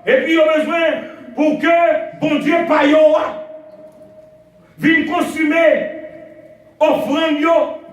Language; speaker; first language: French; non-native, local second language; Haitian Creole